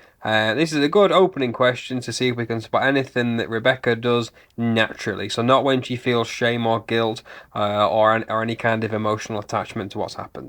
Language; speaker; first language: English; native; English